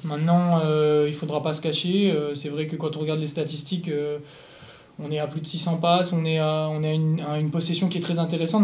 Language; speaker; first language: French; native; French